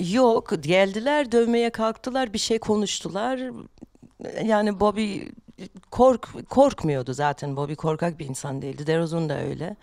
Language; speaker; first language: Turkish; non-native, fluent; German